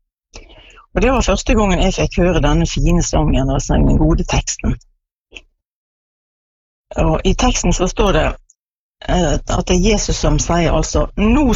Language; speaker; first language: Norwegian; native; Norwegian